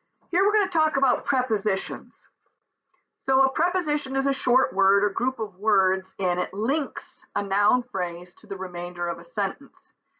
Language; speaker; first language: English; native; English